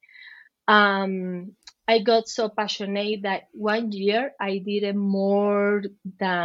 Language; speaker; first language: English; non-native, learner; Spanish